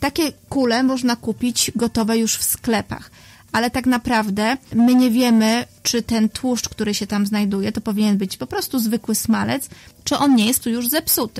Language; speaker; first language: Polish; native; Polish